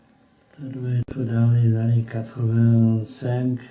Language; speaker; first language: French; non-native, fluent; Czech